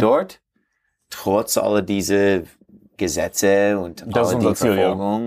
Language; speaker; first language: German; non-native, learner; English